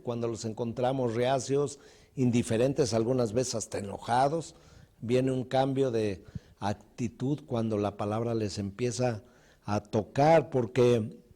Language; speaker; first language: Spanish; native; Spanish